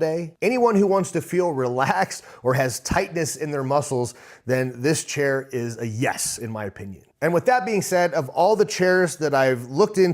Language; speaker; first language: English; native; English